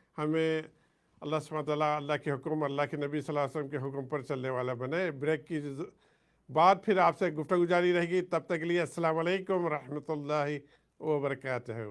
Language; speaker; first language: Urdu; native; Urdu